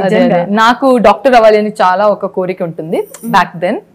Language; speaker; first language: Telugu; non-native, learner; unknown